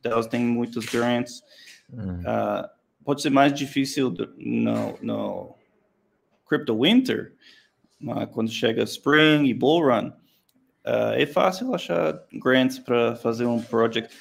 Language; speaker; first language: Portuguese; non-native, learner; English